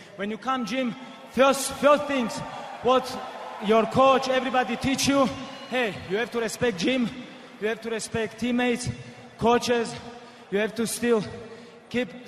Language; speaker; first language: English; non-native, learner; Avaric